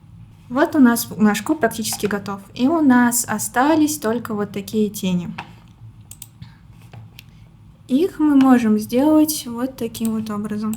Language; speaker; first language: Russian; native; Russian